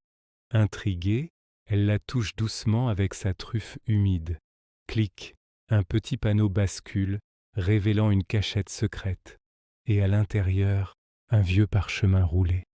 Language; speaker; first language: French; native; French